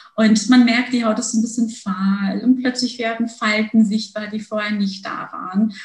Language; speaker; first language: German; early bilingual, other home language; Turkish